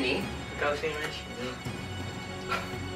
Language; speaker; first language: Chinese; non-native, learner; English